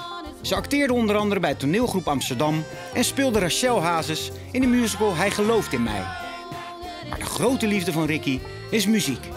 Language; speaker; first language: Dutch; native; Dutch